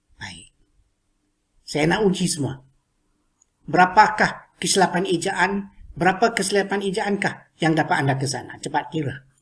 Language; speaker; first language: Malay; non-native, local second language; Chinese